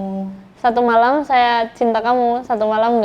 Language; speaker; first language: Indonesian; non-native, fluent; Spanish